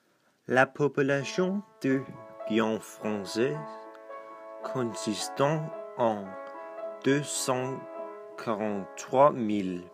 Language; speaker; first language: French; non-native, learner; Danish